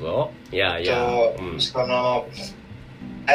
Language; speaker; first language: Japanese; non-native, learner; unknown